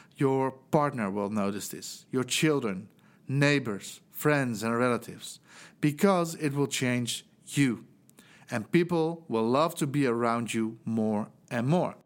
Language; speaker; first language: English; non-native, fluent; Dutch